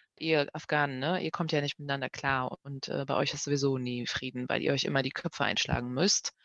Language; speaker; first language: German; early bilingual, other home language; Persian